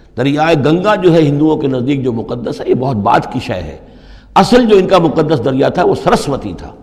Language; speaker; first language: Urdu; native; Urdu